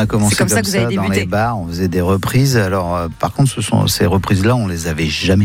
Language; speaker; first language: French; native; French